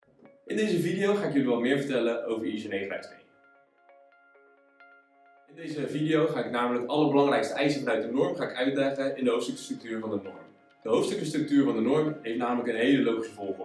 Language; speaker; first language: Dutch; native; Dutch